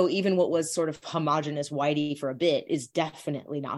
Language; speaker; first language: English; native; English